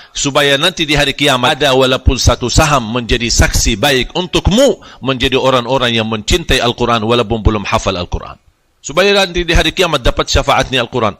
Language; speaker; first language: Malay; non-native, fluent; Arabic